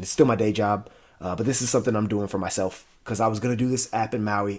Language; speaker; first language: English; native; English